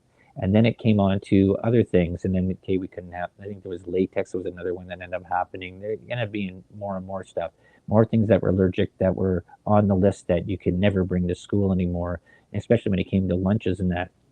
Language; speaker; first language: English; native; English